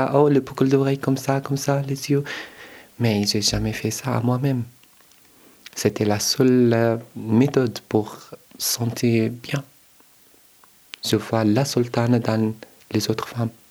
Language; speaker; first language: French; non-native, learner; Arabic